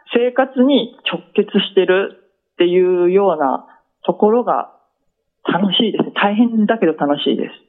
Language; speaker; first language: Japanese; native; Japanese